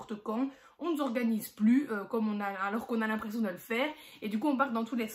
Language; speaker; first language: French; native; French